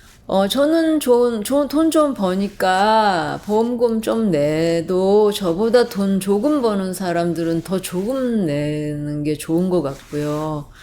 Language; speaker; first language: Korean; non-native, fluent; English